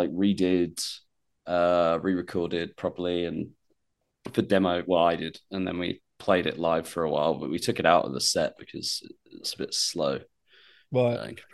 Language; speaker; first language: English; native; English